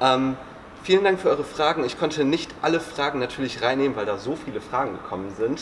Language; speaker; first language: German; native; German